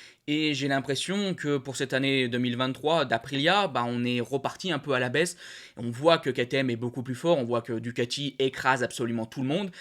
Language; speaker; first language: French; native; French